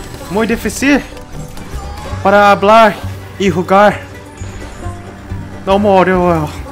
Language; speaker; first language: Spanish; non-native, learner; English